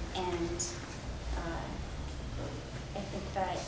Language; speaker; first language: English; native; English